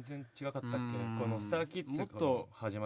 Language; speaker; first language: Japanese; native; Japanese